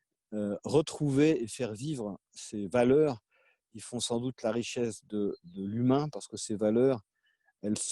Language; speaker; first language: French; native; French